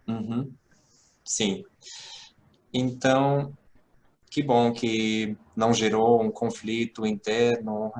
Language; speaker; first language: Portuguese; non-native, fluent; Hungarian